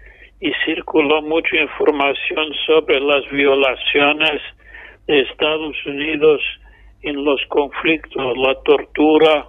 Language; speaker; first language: Spanish; non-native, fluent; English